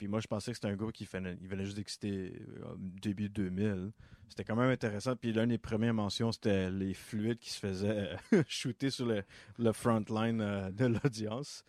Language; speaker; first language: French; native; French